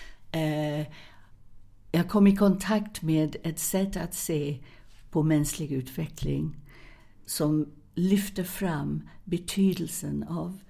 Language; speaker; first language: Swedish; non-native, fluent; English